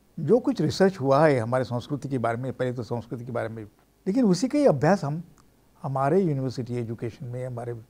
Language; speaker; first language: Hindi; non-native, local second language; Marathi